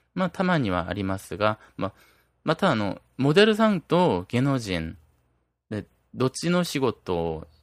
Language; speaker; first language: Japanese; non-native, fluent; Korean